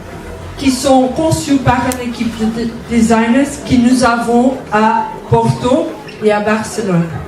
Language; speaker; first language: French; non-native, learner; Portuguese